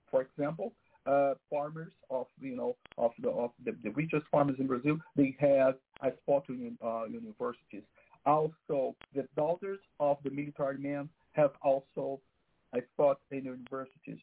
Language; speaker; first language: English; non-native, fluent; Portuguese